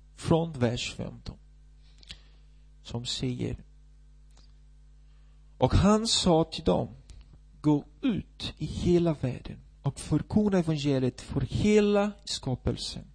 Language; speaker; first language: Swedish; non-native, fluent; Portuguese